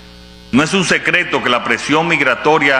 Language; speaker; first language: Spanish; native; Spanish